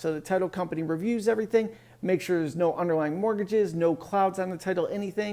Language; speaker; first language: English; native; English